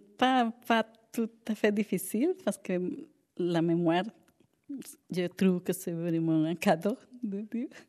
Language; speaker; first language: French; non-native, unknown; Spanish